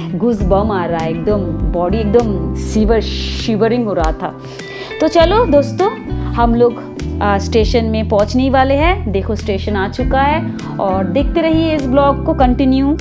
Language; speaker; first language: Hindi; non-native, local second language; Marathi